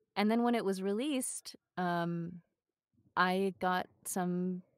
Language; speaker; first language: English; native; English